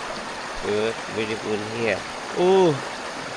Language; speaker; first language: English; non-native, learner; Thai